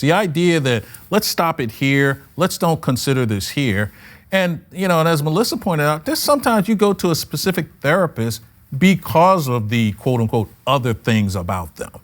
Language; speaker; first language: English; native; English